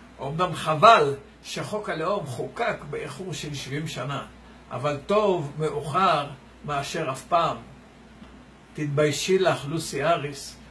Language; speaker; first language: Hebrew; native; Hebrew